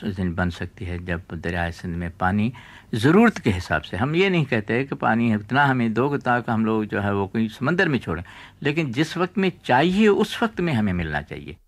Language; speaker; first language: Urdu; non-native, local second language; Sindhi